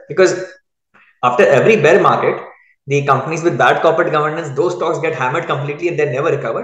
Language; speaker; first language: English; non-native, local second language; Hindi